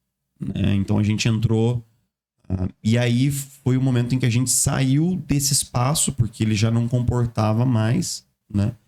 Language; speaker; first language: Portuguese; native; Portuguese